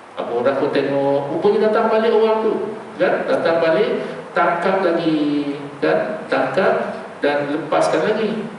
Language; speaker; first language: Malay; native; Malay